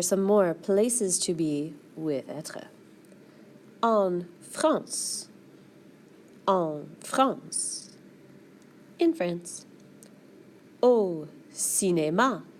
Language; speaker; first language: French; non-native, fluent; English